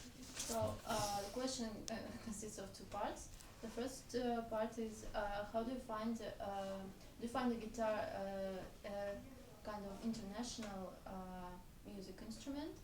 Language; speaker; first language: English; non-native, fluent; Russian